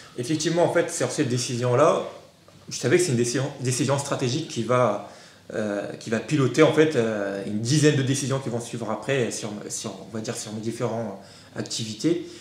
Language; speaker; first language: French; non-native, local second language; Arabic